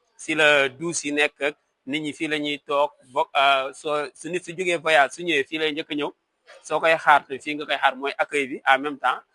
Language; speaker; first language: Wolof; non-native, local second language; Serer